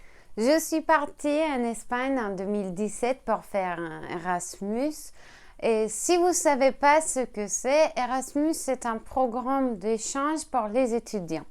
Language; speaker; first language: French; non-native, learner; Turkish